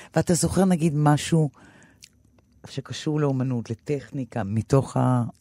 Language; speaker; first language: Hebrew; native; Hebrew